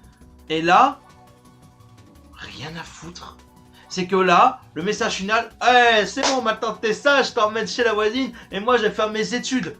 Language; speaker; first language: French; native; French